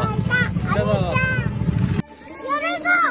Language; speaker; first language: Japanese; native; Japanese